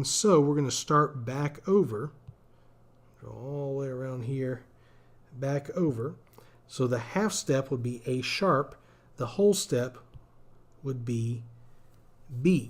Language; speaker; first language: English; native; English